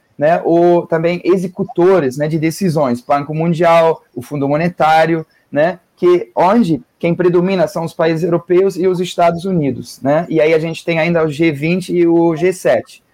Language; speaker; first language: Portuguese; non-native, fluent; German